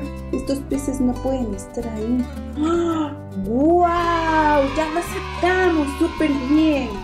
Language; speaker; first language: Spanish; native; Spanish